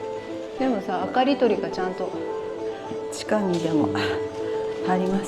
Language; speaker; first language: Japanese; native; Japanese